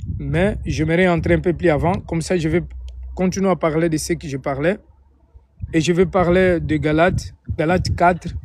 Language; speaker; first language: French; non-native, fluent; Portuguese